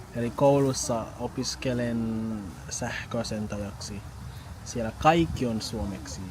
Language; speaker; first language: Finnish; non-native, fluent; English